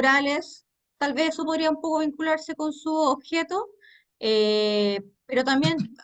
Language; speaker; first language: Spanish; native; Spanish